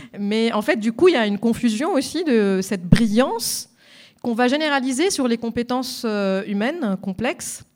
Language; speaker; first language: French; non-native, local second language; Arabic